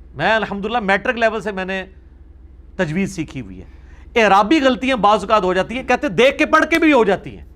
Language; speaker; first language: Urdu; non-native, local second language; Punjabi